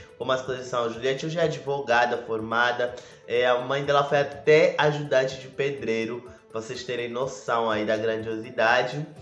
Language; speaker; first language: Portuguese; native; Portuguese